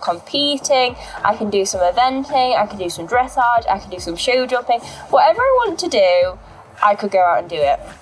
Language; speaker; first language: English; native; English